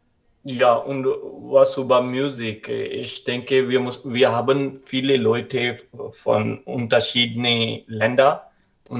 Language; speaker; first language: German; non-native, learner; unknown